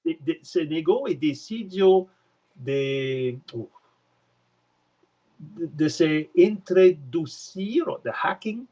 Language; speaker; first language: Spanish; non-native, learner; French